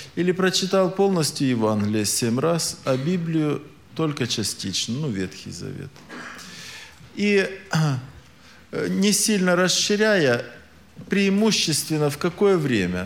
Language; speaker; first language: Russian; native; Russian